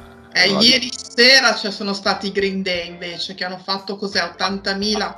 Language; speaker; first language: Italian; native; Italian